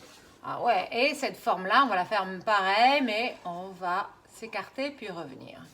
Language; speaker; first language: French; native; French